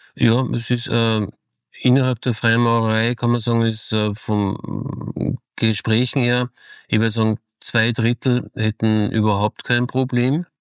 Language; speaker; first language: German; native; German